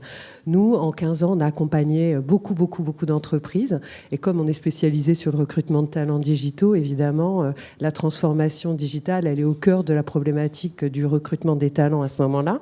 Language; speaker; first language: French; native; French